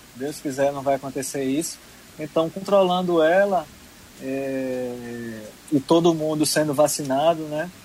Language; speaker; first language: Portuguese; native; Portuguese